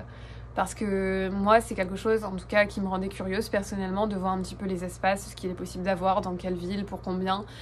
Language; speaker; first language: French; native; French